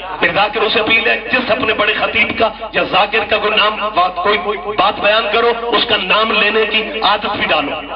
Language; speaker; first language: Urdu; non-native, local second language; Punjabi